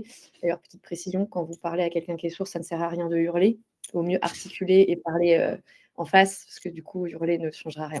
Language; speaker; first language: French; native; French